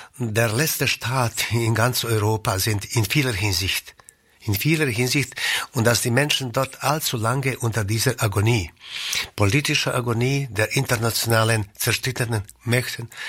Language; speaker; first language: German; non-native, fluent; Croatian